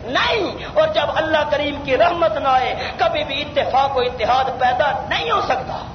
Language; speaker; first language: Urdu; non-native, local second language; Punjabi